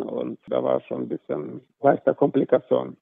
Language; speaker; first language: German; non-native, fluent; Russian